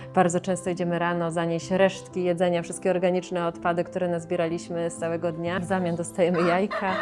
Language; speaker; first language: Polish; native; Polish